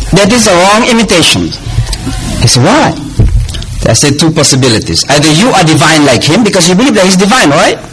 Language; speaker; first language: English; non-native, fluent; Indonesian